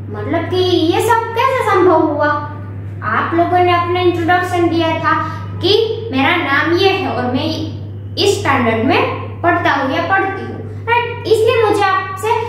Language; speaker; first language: Hindi; non-native, local second language; Gujarati